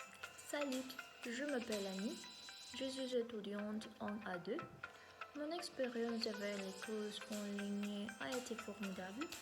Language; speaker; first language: French; non-native, learner; Spanish